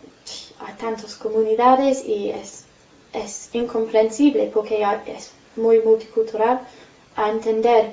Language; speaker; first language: Spanish; non-native, fluent; English